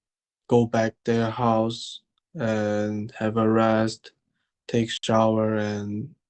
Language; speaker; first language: English; non-native, learner; Chinese